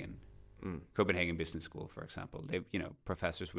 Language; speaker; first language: English; non-native, fluent; Swedish